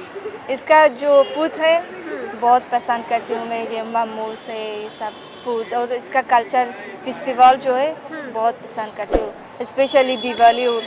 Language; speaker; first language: Hindi; non-native, learner; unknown